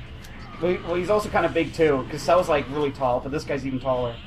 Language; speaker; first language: English; native; English